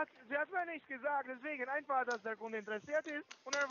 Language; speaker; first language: German; non-native, fluent; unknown